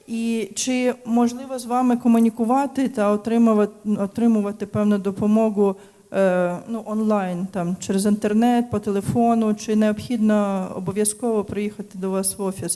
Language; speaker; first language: Ukrainian; native; Ukrainian